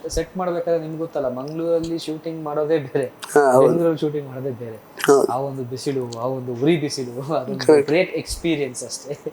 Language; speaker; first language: Kannada; native; Kannada